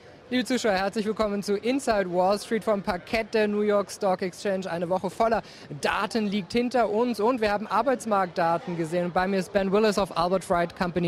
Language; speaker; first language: German; native; German